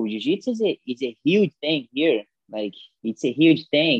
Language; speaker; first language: English; non-native, fluent; Portuguese